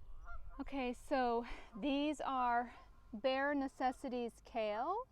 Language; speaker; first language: English; native; English